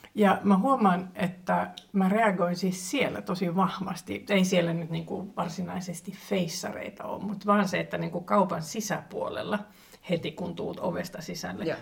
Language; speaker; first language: Finnish; non-native, local second language; Swedish